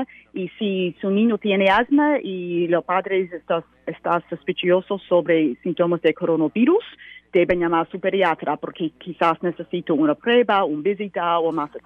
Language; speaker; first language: Spanish; non-native, learner; English